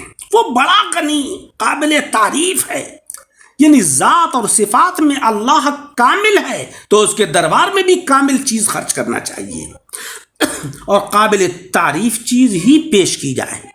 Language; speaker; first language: Urdu; native; Urdu